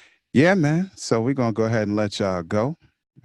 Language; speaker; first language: English; native; English